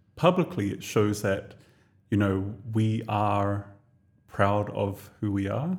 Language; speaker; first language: English; native; English